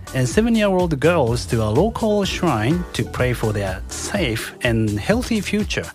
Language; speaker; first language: English; non-native, fluent; Japanese